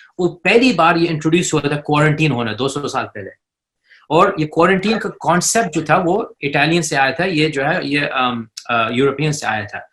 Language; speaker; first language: Urdu; early bilingual, heritage; Urdu